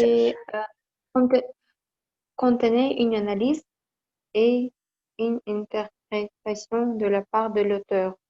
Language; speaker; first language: French; non-native, learner; Kazakh